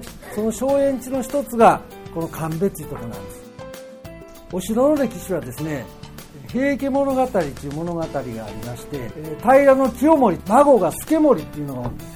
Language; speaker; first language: Japanese; native; Japanese